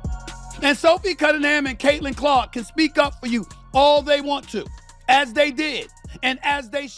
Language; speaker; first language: English; native; English